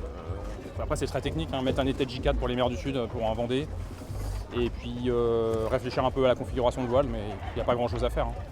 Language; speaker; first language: French; native; French